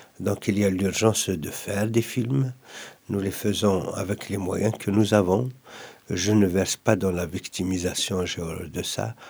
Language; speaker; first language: French; non-native, local second language; Kabyle